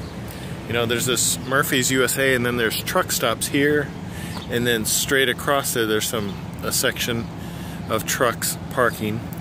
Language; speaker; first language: English; native; English